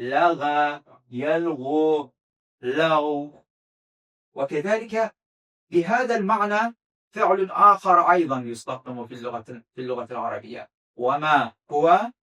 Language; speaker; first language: Arabic; non-native, fluent; Azerbaijani